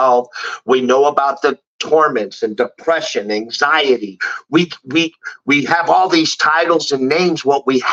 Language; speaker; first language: English; native; English